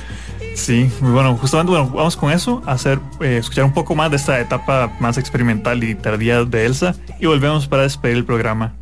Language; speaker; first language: Spanish; native; Spanish